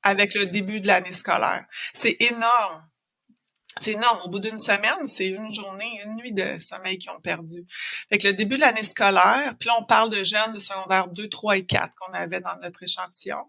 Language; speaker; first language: French; native; French